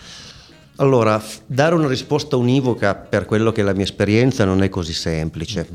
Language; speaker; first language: Italian; native; Italian